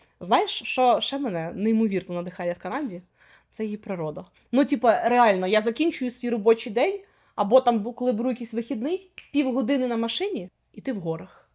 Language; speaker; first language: Ukrainian; native; Ukrainian